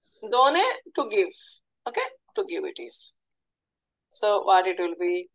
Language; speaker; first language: English; non-native, local second language; Telugu